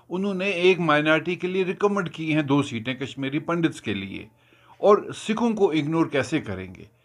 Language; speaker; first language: Hindi; non-native, local second language; Kashmiri